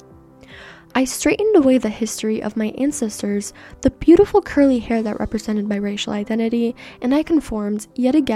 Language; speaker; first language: English; early bilingual, other home language; Persian